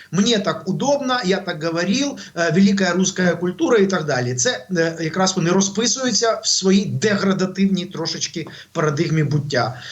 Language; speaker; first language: Ukrainian; native; Ukrainian